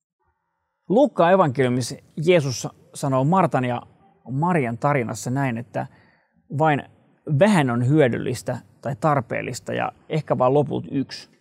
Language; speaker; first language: Finnish; native; Finnish